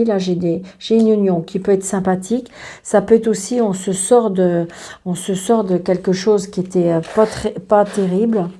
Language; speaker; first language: French; native; French